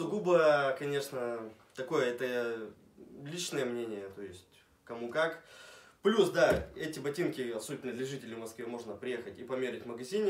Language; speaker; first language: Russian; native; Russian